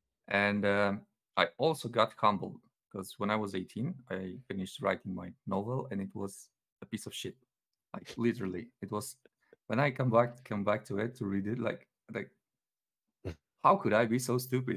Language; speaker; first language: English; non-native, fluent; Polish